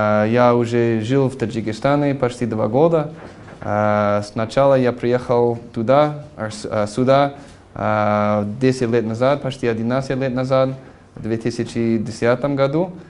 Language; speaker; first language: Russian; non-native, fluent; English